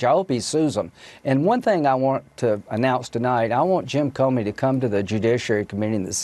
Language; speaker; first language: English; native; English